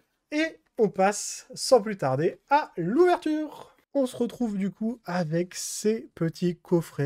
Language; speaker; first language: French; native; French